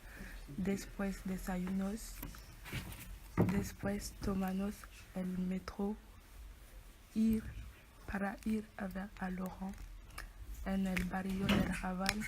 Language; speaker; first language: Spanish; non-native, learner; French